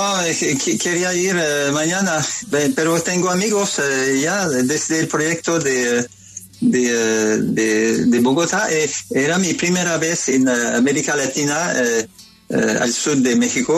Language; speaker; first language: Spanish; non-native, learner; French